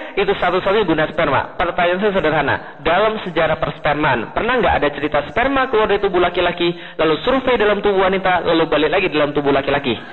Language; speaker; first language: Indonesian; native; Indonesian